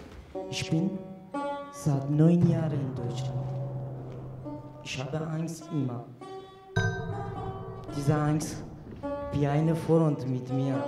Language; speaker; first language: German; non-native, learner; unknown